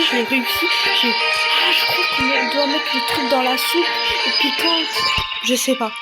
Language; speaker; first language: French; native; French